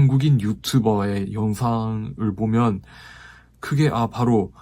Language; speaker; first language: Korean; non-native, fluent; Japanese